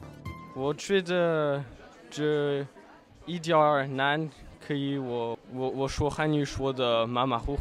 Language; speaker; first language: Chinese; non-native, learner; French